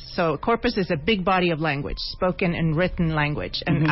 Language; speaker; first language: English; non-native, fluent; Swedish